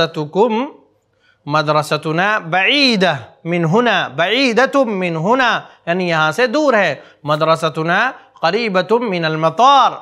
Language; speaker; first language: Arabic; non-native, fluent; Urdu